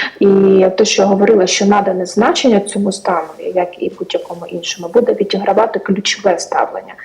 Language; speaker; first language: Ukrainian; native; Ukrainian